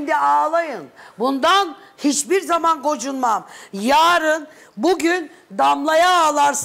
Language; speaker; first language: Turkish; native; Turkish